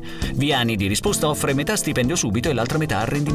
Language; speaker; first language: Italian; native; Italian